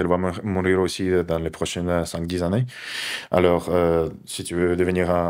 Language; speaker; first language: French; non-native, fluent; Russian